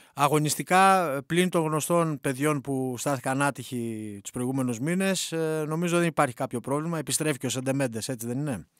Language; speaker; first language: Greek; native; Greek